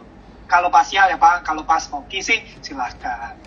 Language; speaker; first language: Indonesian; native; Indonesian